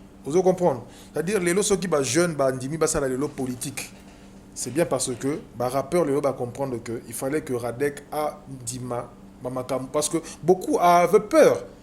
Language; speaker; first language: French; non-native, local second language; Lingala